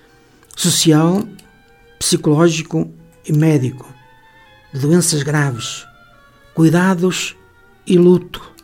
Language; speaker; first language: Portuguese; native; Portuguese